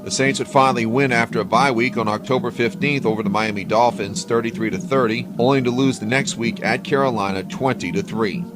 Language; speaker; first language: English; native; English